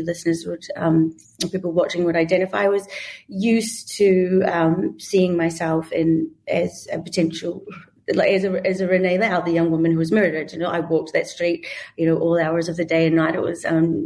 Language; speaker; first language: English; native; English